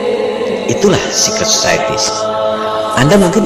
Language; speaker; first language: Indonesian; native; Indonesian